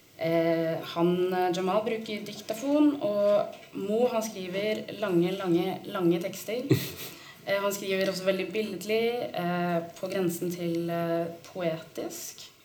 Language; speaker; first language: Norwegian; native; Norwegian